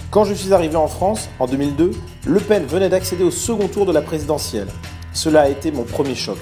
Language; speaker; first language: French; native; French